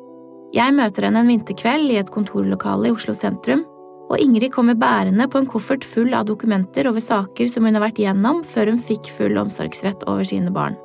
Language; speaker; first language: Norwegian; native; Norwegian